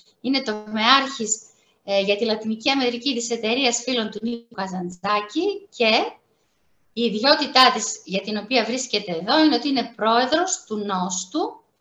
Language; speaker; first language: Greek; native; Greek